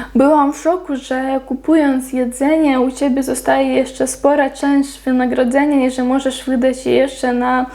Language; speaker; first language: Polish; non-native, fluent; Ukrainian